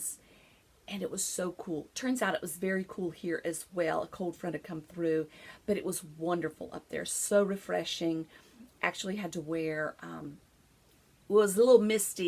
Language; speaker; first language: English; native; English